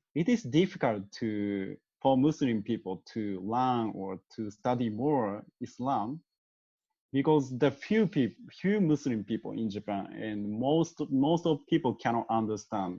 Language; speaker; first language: English; non-native, learner; Japanese